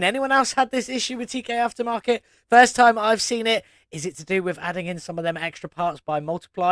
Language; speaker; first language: English; native; English